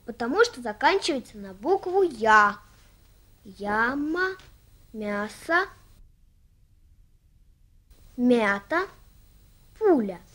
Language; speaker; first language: Russian; native; Russian